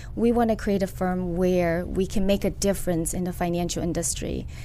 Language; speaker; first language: English; early bilingual, other home language; Chinese